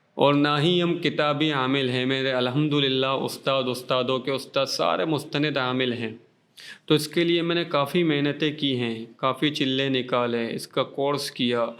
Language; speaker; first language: Urdu; non-native, local second language; Baluchi